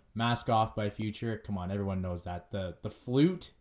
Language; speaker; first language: English; native; English